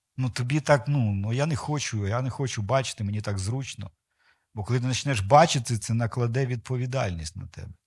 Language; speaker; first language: Ukrainian; non-native, local second language; Russian